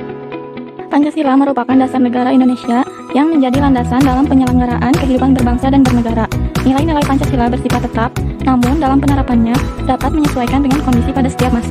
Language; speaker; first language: Indonesian; native; Indonesian